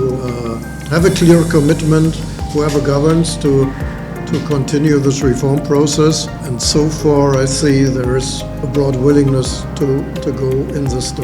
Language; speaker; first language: English; non-native, fluent; German